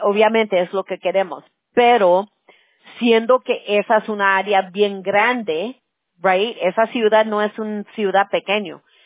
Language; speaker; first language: Spanish; early bilingual, heritage; Spanish